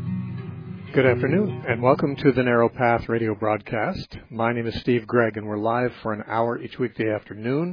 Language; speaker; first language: English; native; English